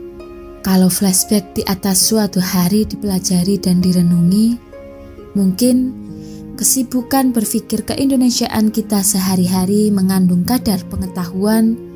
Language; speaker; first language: Indonesian; native; Indonesian